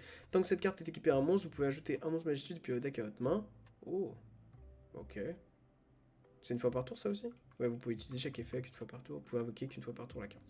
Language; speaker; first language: French; native; French